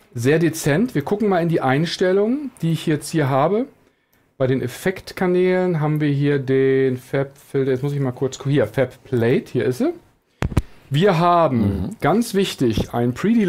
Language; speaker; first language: German; native; German